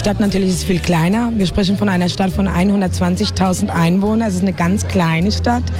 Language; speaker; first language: German; non-native, fluent; Spanish